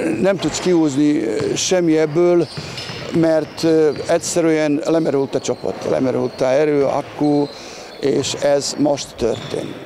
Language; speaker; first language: Hungarian; non-native, learner; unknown